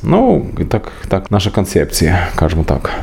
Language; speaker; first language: Ukrainian; non-native, learner; Swedish